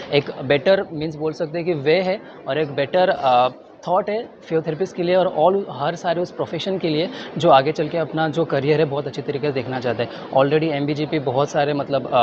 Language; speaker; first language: Hindi; non-native, local second language; Gujarati